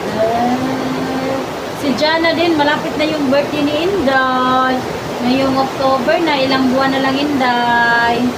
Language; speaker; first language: Filipino; non-native, local second language; Cebuano